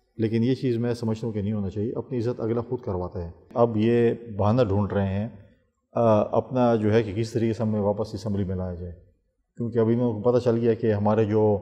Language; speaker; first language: Urdu; non-native, local second language; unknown